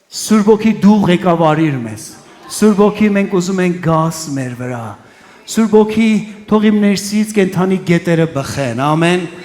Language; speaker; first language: Armenian; early bilingual, heritage; Armenian